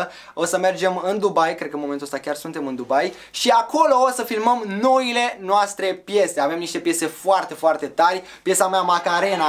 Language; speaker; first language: Romanian; native; Romanian